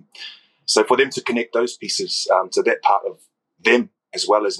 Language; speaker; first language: English; native; English